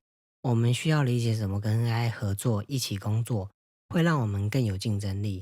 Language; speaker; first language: Chinese; native; Chinese